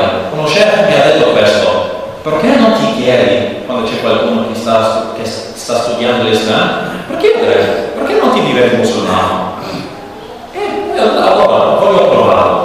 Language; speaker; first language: Italian; non-native, learner; English